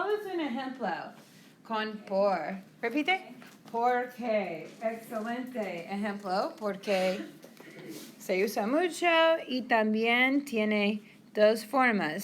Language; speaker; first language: Spanish; non-native, fluent; English